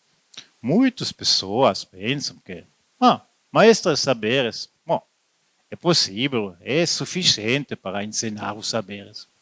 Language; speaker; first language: Portuguese; non-native, learner; French